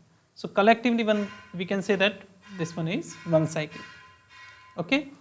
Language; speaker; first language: English; non-native, local second language; Hindi